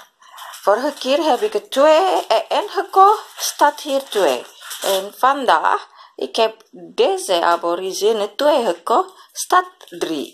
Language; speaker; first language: Dutch; non-native, learner; Indonesian